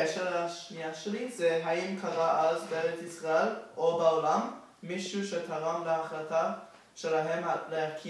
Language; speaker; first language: Hebrew; non-native, learner; English